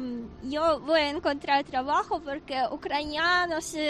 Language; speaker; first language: Spanish; non-native, fluent; Ukrainian